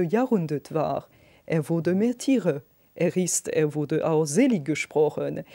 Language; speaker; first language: German; non-native, fluent; French